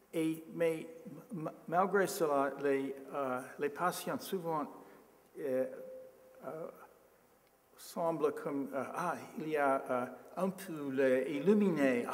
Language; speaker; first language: French; non-native, learner; English